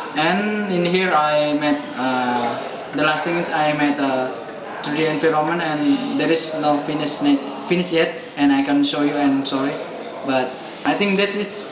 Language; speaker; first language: English; non-native, learner; Indonesian